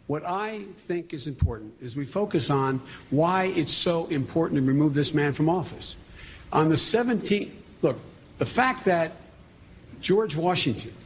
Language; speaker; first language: English; native; English